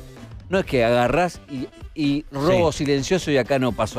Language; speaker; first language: Spanish; native; Spanish